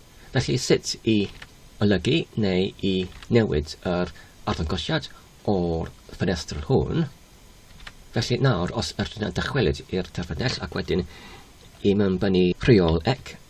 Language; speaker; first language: Welsh; non-native, learner; English